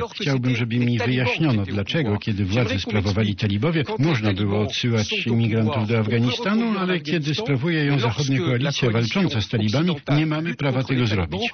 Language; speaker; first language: Polish; native; Polish